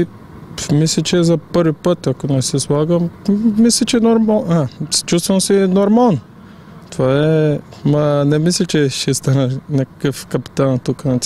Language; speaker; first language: Bulgarian; non-native, learner; Portuguese